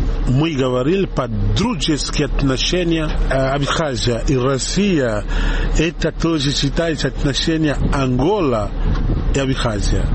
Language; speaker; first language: Russian; non-native, learner; Portuguese